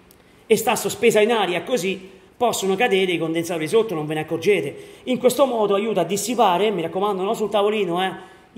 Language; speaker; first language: Italian; native; Italian